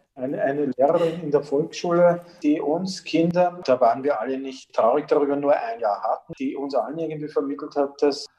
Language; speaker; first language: German; native; German